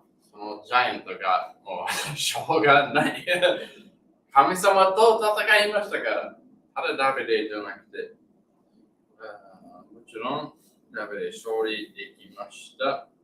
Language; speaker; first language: Japanese; non-native, learner; English